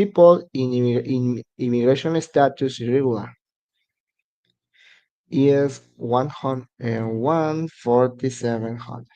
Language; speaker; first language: English; non-native, learner; Spanish